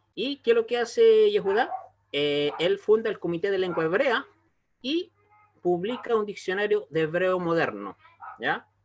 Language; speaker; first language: Spanish; native; Spanish